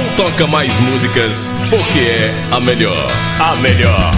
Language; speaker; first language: Portuguese; native; Portuguese